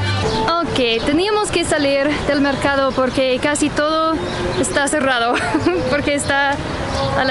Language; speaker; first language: Spanish; non-native, learner; English